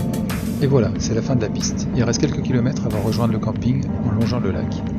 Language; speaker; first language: French; native; French